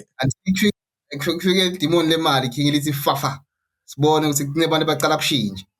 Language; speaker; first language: Zulu; non-native, local second language; Swati